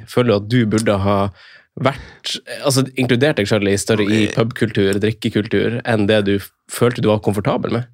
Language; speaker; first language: Norwegian; native; Norwegian